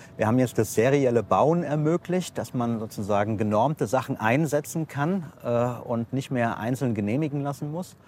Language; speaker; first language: German; native; German